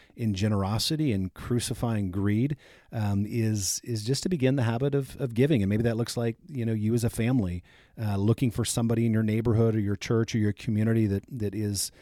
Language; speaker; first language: English; native; English